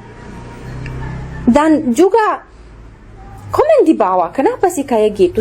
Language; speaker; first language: Indonesian; non-native, learner; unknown